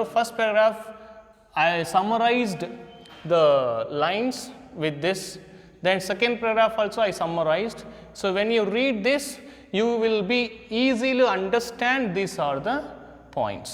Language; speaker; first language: English; non-native, local second language; Hindi